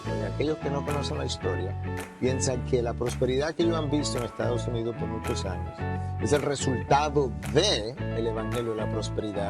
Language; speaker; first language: Spanish; native; Spanish